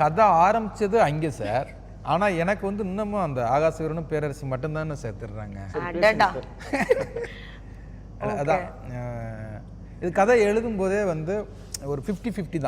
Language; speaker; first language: Tamil; native; Tamil